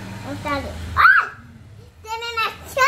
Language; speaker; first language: Spanish; native; Spanish